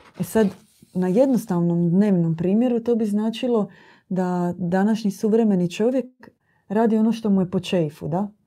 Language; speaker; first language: Croatian; native; Croatian